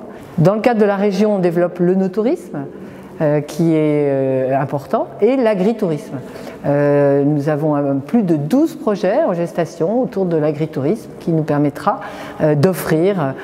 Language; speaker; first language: French; native; French